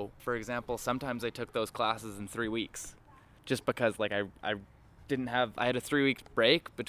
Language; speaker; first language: English; native; English